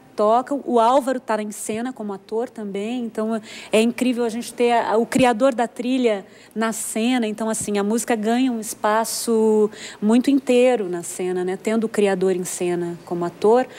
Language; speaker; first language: Portuguese; native; Portuguese